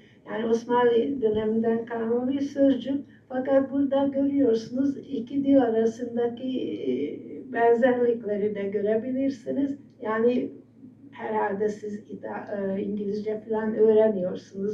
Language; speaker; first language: Turkish; non-native, fluent; Hungarian